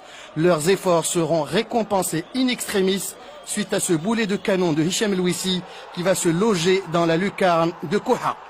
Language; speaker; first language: French; non-native, local second language; Arabic